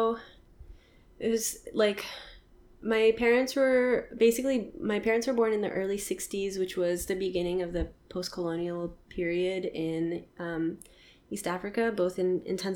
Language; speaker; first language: English; native; English